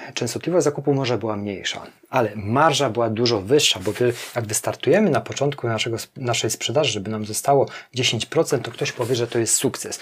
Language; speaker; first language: Polish; native; Polish